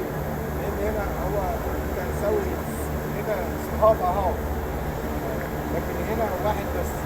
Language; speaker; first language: Arabic; native; Arabic